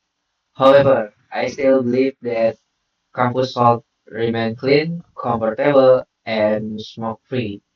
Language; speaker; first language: English; non-native, learner; Indonesian